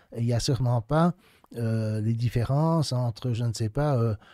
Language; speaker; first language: French; native; French